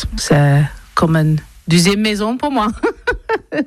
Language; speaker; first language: French; non-native, learner; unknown